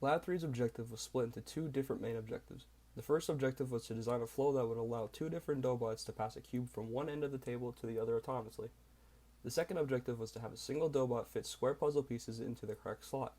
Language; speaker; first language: English; native; English